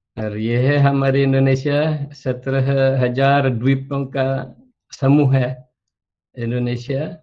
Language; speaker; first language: Hindi; non-native, fluent; Balinese